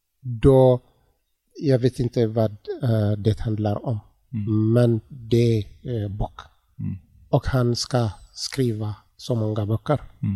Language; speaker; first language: Swedish; non-native, learner; Tigrinya